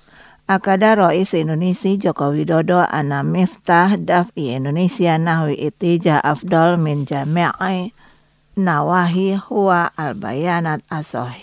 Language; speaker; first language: Arabic; non-native, fluent; Indonesian